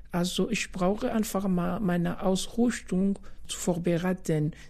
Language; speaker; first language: German; non-native, fluent; Luba-Lulua